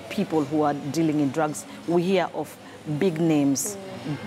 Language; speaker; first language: English; non-native, local second language; Swahili